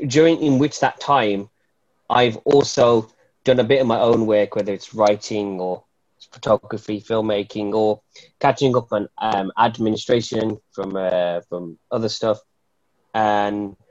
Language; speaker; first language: English; native; English